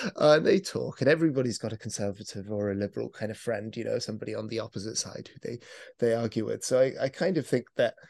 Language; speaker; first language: English; native; English